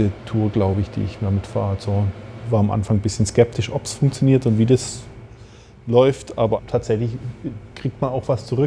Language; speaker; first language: German; native; German